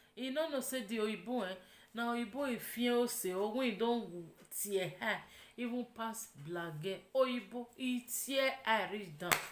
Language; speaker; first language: Nigerian Pidgin; non-native, local second language; Yoruba